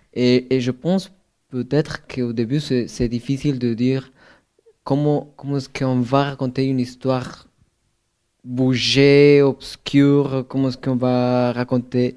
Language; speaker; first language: French; non-native, fluent; Spanish